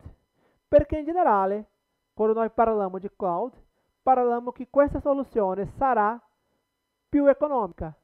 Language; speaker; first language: Italian; non-native, learner; Portuguese